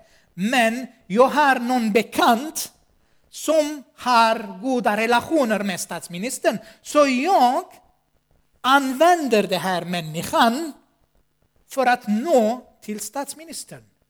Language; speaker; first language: Swedish; non-native, fluent; Armenian